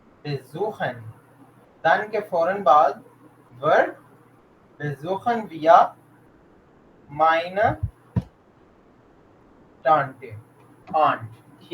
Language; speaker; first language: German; non-native, fluent; Hindi